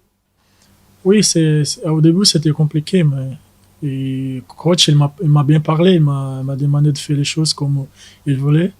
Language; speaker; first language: French; non-native, learner; Portuguese